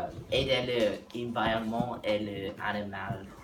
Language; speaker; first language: French; non-native, learner; English